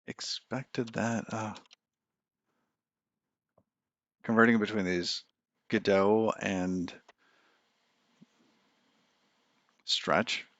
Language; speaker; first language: English; native; English